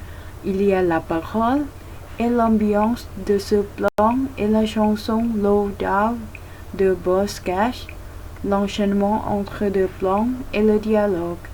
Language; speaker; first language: French; non-native, learner; Thai